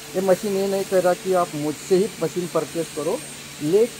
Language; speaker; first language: Hindi; non-native, local second language; Marathi